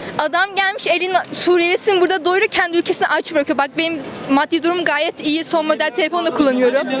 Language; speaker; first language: Turkish; early bilingual, heritage; Turkish